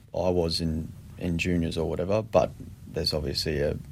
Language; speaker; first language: English; native; English